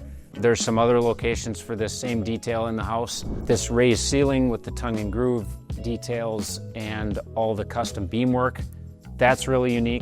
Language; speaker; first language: English; native; English